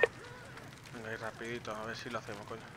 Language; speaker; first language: Spanish; native; Spanish